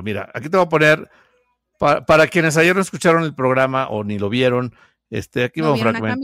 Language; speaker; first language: Spanish; native; Spanish